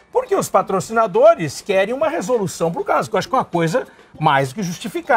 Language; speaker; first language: Portuguese; native; Portuguese